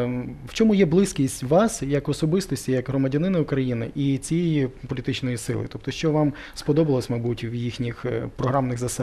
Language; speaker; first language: Ukrainian; native; Ukrainian